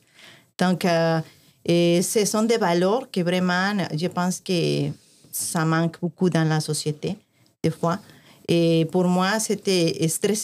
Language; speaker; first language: French; non-native, fluent; Spanish